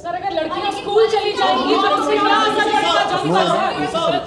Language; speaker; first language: Urdu; native; Urdu